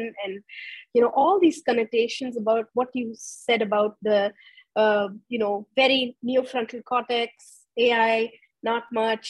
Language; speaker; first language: English; non-native, local second language; Tamil